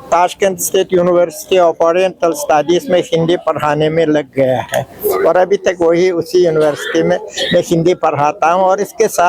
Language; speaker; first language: Hindi; non-native, fluent; Uzbek